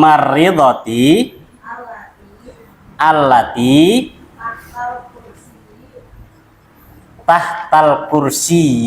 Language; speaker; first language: Arabic; non-native, fluent; Indonesian